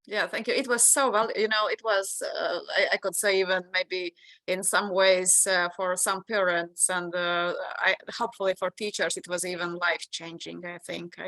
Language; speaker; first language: English; non-native, fluent; Latvian